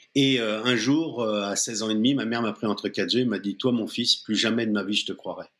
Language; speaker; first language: French; native; French